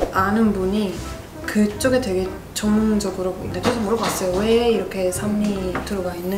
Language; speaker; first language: Korean; non-native, fluent; Italian